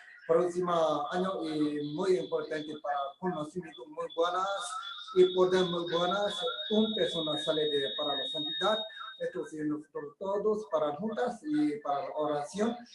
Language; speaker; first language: Spanish; non-native, learner; Tibetan